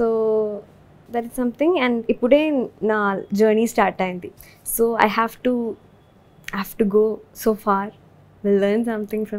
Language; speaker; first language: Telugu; non-native, learner; Malayalam